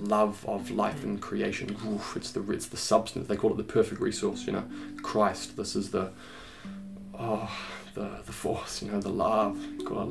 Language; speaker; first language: English; native; English